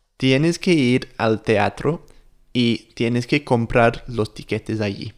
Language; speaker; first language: Spanish; non-native, fluent; English